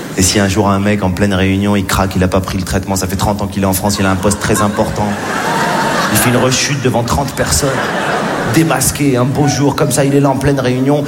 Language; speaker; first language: French; native; French